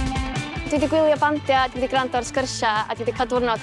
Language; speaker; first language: Welsh; native; Welsh